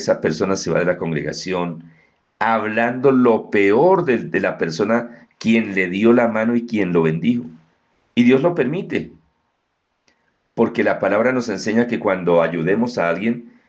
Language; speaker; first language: Spanish; native; Spanish